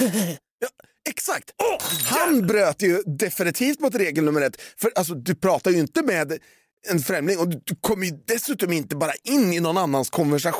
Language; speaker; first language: Swedish; native; Swedish